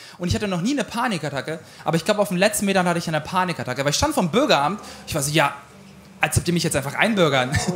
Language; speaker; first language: German; early bilingual, other home language; Ukrainian